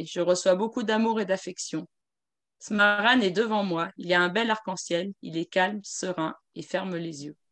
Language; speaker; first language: French; native; French